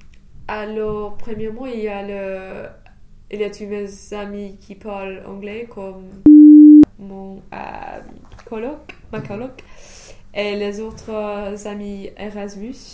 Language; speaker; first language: French; non-native, fluent; English